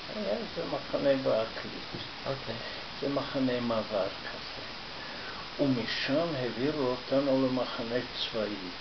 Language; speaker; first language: Hebrew; non-native, fluent; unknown